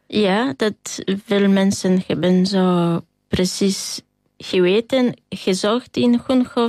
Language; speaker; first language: Dutch; non-native, learner; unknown